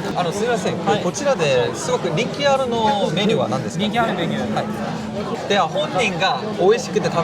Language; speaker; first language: Japanese; non-native, learner; Korean